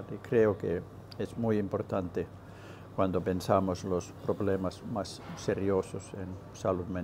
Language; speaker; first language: Spanish; non-native, learner; Finnish